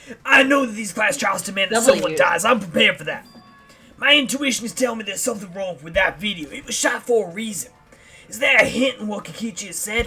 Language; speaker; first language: English; native; English